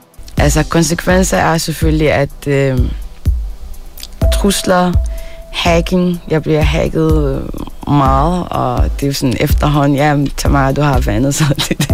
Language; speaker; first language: Danish; early bilingual, other home language; Arabic